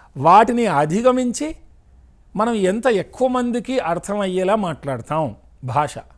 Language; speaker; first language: Telugu; native; Telugu